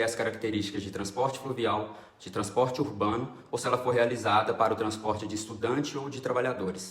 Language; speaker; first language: Portuguese; native; Portuguese